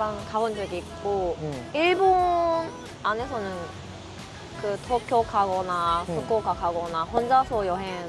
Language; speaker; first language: Korean; non-native, fluent; Japanese